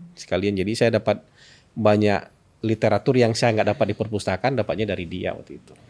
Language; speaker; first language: Indonesian; non-native, local second language; Minangkabau